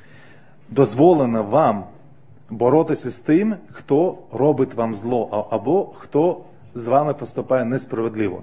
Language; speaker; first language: Ukrainian; non-native, fluent; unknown